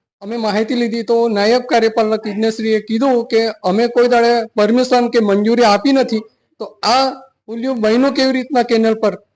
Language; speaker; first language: Gujarati; non-native, local second language; Gamit